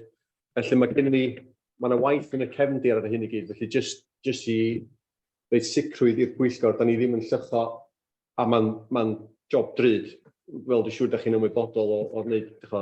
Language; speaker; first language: Welsh; native; Welsh